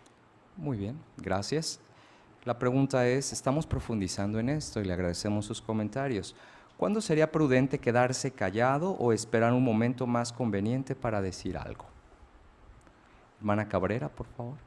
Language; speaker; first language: Spanish; native; Spanish